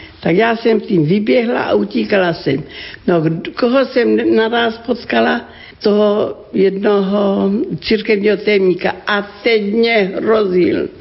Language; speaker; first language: Czech; native; Czech